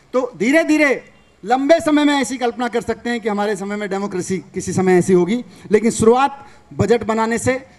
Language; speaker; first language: Hindi; native; Hindi